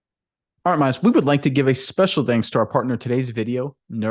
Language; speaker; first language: English; native; English